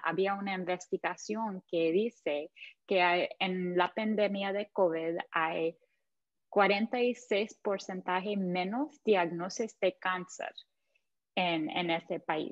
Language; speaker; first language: Spanish; non-native, fluent; English